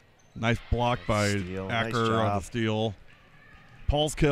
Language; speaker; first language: English; native; English